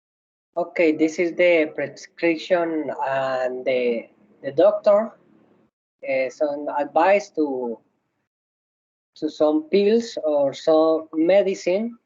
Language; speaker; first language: English; non-native, learner; Spanish